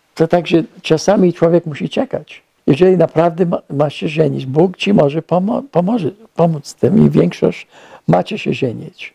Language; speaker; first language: Polish; non-native, fluent; English